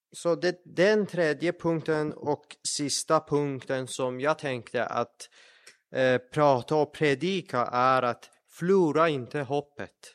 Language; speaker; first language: Swedish; non-native, fluent; Persian